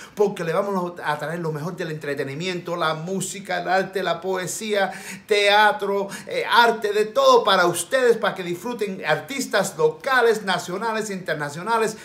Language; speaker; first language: Spanish; early bilingual, heritage; Spanish